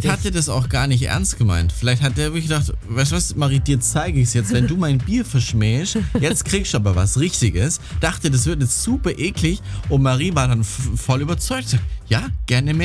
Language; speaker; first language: German; native; German